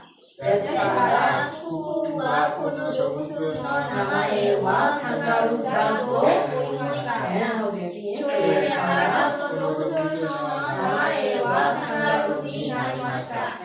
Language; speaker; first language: Japanese; non-native, learner; Burmese